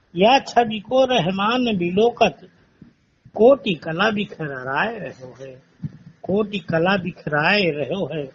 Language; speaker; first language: Hindi; native; Hindi